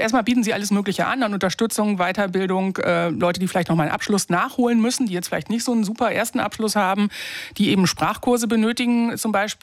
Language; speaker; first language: German; native; German